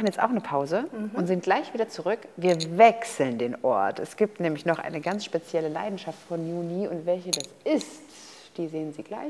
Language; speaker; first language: German; native; German